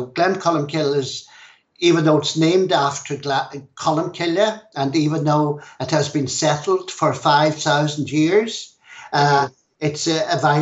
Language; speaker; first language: English; native; English